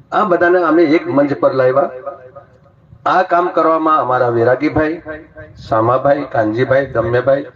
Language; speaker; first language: Gujarati; non-native, local second language; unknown